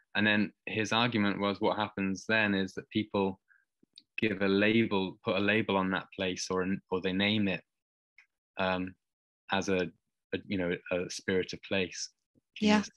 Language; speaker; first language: English; native; English